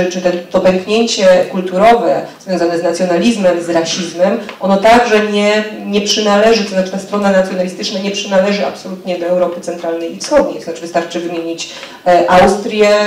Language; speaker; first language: Polish; native; Polish